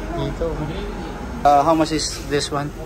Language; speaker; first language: English; non-native, learner; Filipino